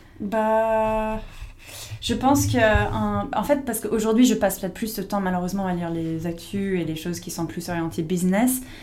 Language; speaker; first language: French; non-native, fluent; English